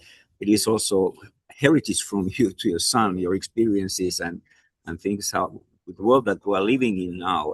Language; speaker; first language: English; non-native, fluent; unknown